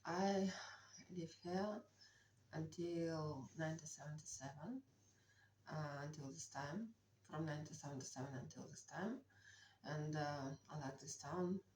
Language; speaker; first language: English; non-native, learner; Russian